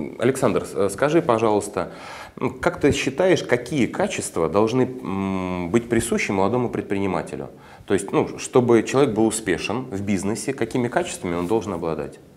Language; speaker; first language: Russian; native; Russian